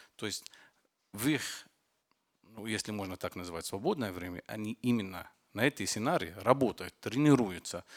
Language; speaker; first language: Russian; non-native, fluent; Arabic